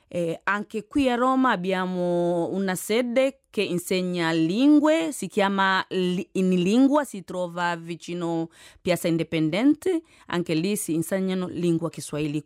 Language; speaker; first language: Italian; non-native, fluent; Swahili